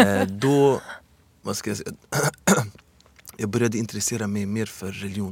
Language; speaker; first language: Swedish; early bilingual, other home language; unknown